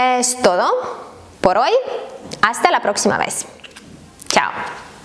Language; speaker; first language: Spanish; non-native, fluent; Ukrainian